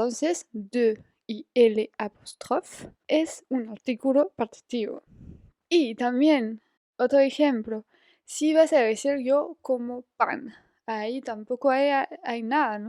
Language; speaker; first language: Spanish; non-native, fluent; French